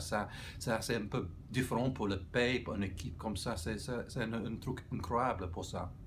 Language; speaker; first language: French; non-native, fluent; English